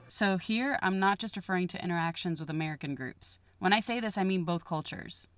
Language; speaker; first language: English; native; English